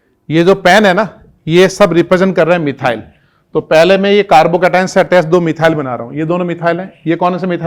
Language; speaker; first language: Hindi; native; Hindi